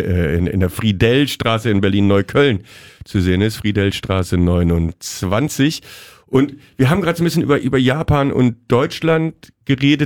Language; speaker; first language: German; native; German